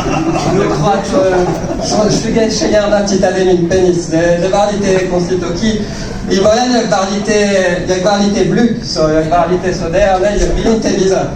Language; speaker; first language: Swedish; non-native, learner; French